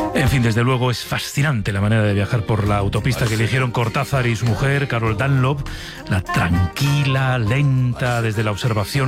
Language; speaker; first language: Spanish; native; Spanish